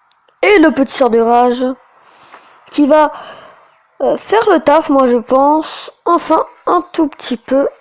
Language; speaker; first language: French; native; French